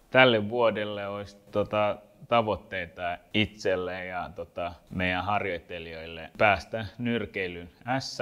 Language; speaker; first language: Finnish; non-native, fluent; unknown